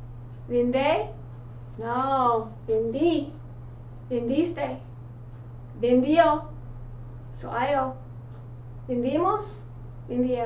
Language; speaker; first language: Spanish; non-native, fluent; English